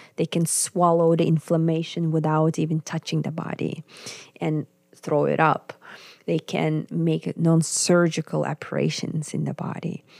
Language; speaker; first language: English; non-native, fluent; Russian